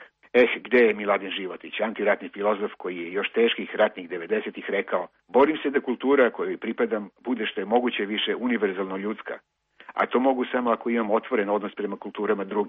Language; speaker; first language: Croatian; native; Croatian